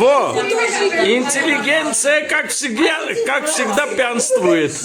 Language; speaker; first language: Russian; non-native, local second language; Armenian